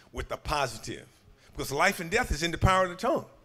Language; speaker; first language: English; native; English